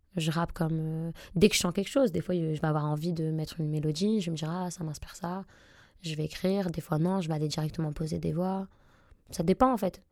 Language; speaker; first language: French; native; French